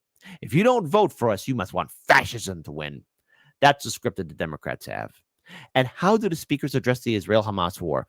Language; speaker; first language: English; native; English